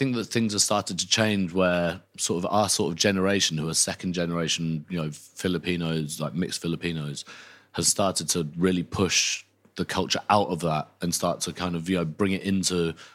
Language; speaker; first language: English; native; English